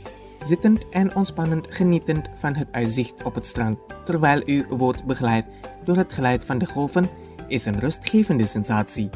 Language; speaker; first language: Dutch; non-native, fluent; Indonesian